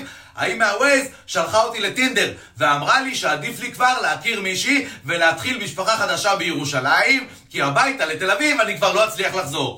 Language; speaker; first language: Hebrew; native; Hebrew